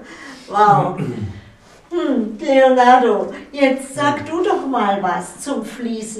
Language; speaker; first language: German; native; German